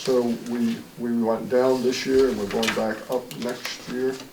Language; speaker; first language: English; native; English